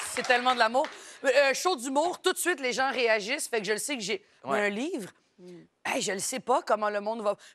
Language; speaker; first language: French; native; French